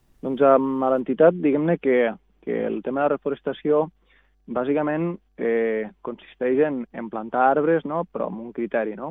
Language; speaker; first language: Catalan; native; Catalan